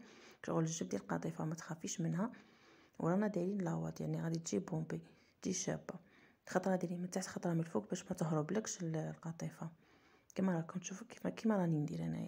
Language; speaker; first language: Arabic; native; Arabic